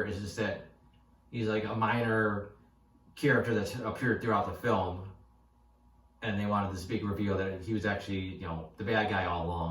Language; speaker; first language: English; native; English